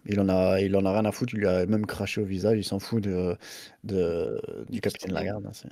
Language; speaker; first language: French; native; French